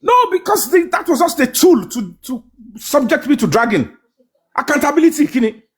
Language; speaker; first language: English; non-native, local second language; Yoruba